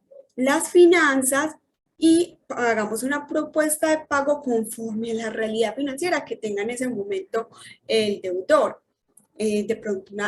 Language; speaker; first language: Spanish; native; Spanish